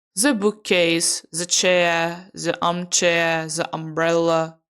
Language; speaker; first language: English; non-native, fluent; Azerbaijani